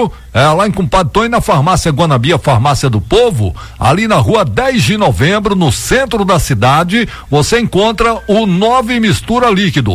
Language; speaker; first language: Portuguese; native; Portuguese